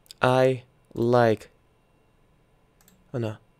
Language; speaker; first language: English; non-native, learner; Russian